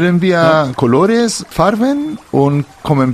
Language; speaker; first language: German; non-native, fluent; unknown